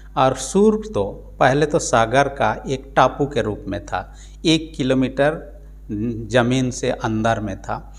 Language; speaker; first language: Hindi; non-native, local second language; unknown